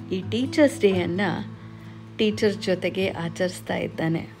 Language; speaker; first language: Kannada; native; Kannada